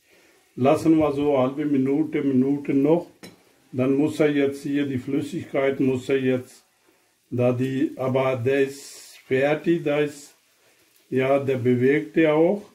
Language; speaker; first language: German; non-native, learner; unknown